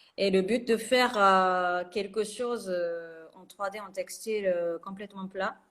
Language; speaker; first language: French; non-native, fluent; Japanese